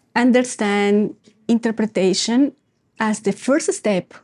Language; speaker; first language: English; non-native, fluent; Spanish